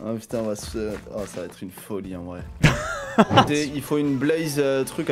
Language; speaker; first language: French; native; French